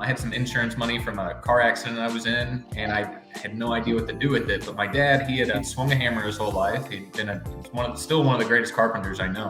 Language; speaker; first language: English; native; English